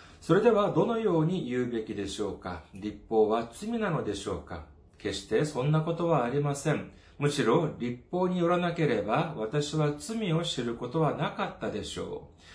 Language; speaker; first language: Japanese; non-native, fluent; Korean